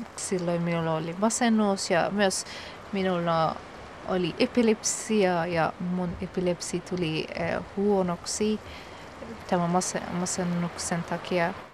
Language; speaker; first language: Finnish; non-native, learner; Arabic